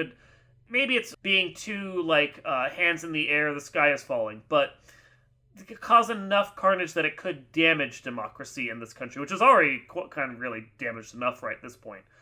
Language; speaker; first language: English; native; English